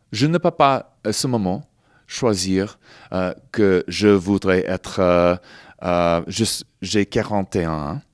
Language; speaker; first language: French; non-native, fluent; English